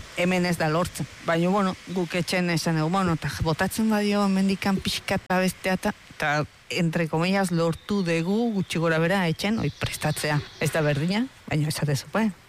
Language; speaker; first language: Basque; early bilingual, heritage; Spanish